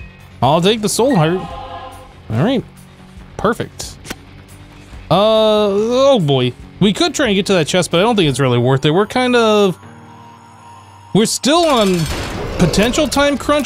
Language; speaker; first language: English; native; English